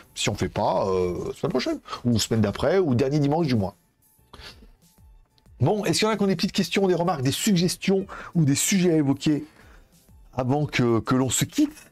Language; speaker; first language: French; native; French